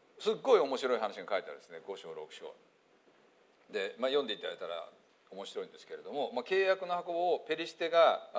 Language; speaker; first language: Japanese; native; Japanese